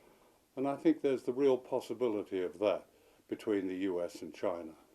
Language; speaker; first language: English; native; English